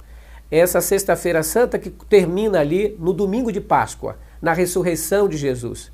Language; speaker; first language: Portuguese; native; Portuguese